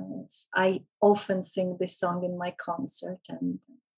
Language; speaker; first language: English; non-native, fluent; Italian